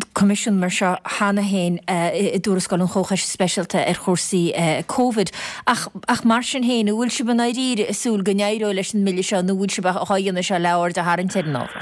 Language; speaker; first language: Irish; native; Irish